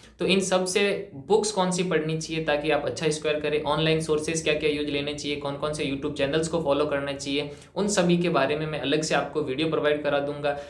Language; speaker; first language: Hindi; native; Hindi